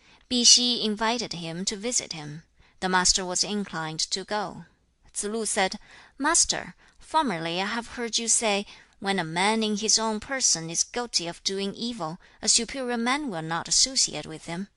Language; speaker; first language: English; non-native, fluent; Chinese